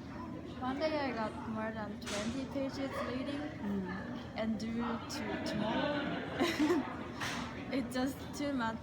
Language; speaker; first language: English; non-native, learner; Japanese